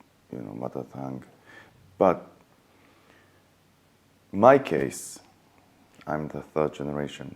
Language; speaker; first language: English; non-native, fluent; Japanese